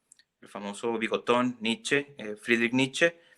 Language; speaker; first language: Spanish; native; Spanish